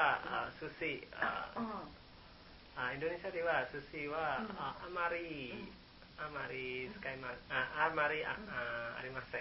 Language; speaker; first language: Japanese; non-native, learner; Indonesian